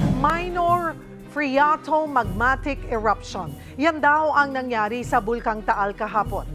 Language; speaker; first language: Filipino; native; Filipino